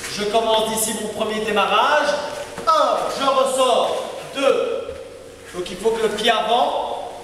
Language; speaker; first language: French; native; French